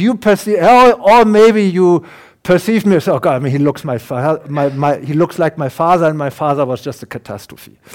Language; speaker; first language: English; non-native, fluent; German